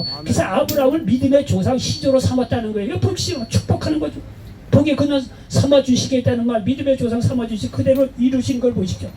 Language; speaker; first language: Korean; native; Korean